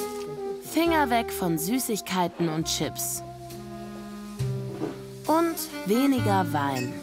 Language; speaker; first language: German; native; German